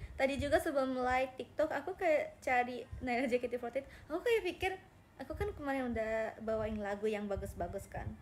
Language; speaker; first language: Indonesian; non-native, learner; Japanese